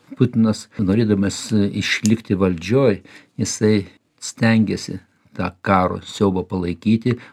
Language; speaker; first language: Lithuanian; native; Lithuanian